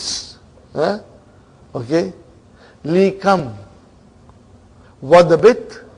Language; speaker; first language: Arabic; non-native, fluent; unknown